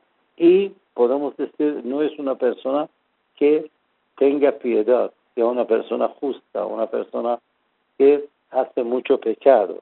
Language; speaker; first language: Spanish; non-native, fluent; Persian